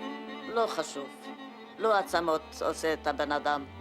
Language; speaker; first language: Hebrew; non-native, fluent; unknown